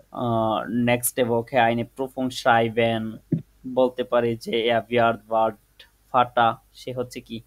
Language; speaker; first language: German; non-native, fluent; Bangla